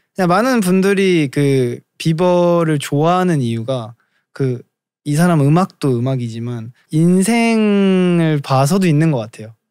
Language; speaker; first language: Korean; native; Korean